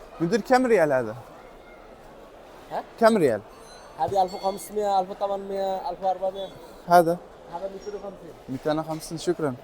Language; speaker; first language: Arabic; non-native, learner; Turkish